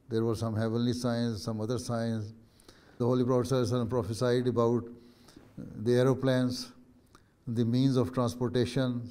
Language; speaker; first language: English; non-native, local second language; Urdu